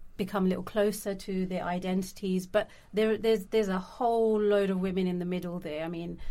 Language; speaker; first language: English; native; English